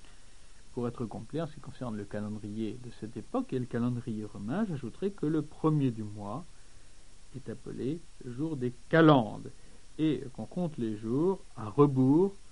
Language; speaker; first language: French; native; French